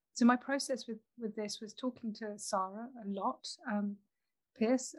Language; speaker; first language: English; native; English